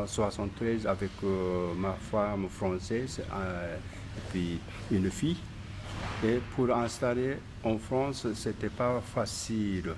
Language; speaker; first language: French; non-native, learner; Japanese